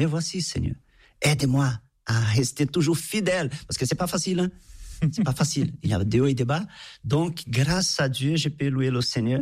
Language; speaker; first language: French; non-native, fluent; Portuguese